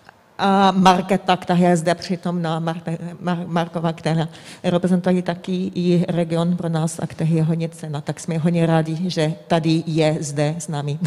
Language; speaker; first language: Czech; non-native, fluent; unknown